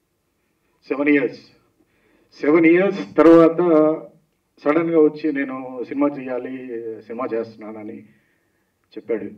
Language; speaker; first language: Telugu; native; Telugu